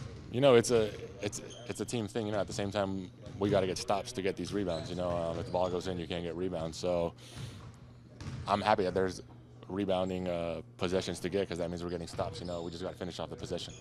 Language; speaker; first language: English; non-native, fluent; Lithuanian